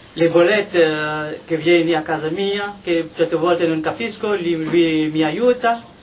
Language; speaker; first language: Italian; non-native, learner; Morisyen